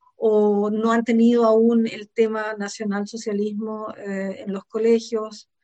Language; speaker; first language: Spanish; native; Spanish